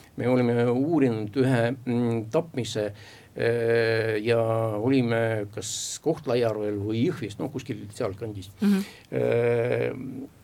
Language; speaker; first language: Estonian; non-native, local second language; Russian